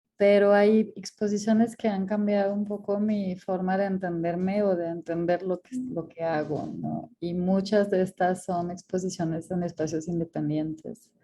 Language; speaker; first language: Spanish; non-native, fluent; French